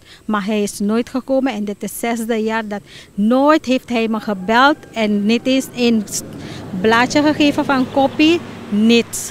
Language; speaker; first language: Dutch; non-native, local second language; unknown